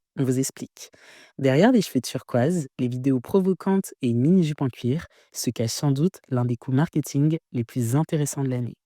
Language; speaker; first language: French; native; French